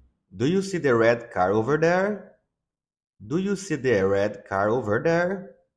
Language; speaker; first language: English; non-native, fluent; Portuguese